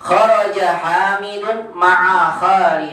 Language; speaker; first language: Arabic; non-native, fluent; Indonesian